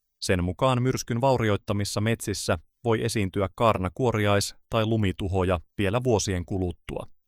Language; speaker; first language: Finnish; native; Finnish